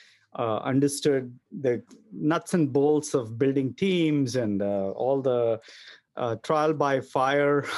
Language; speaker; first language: English; non-native, local second language; Kannada